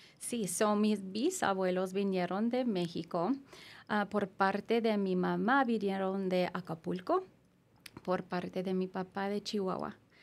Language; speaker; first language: Spanish; non-native, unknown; English